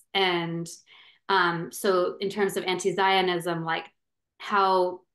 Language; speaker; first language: English; native; English